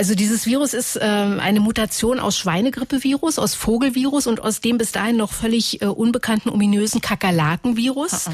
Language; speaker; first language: German; native; German